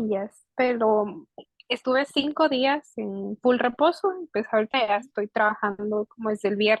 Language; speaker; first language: Spanish; native; Spanish